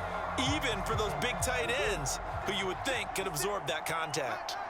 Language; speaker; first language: English; native; English